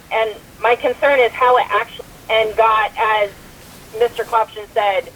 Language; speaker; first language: English; native; English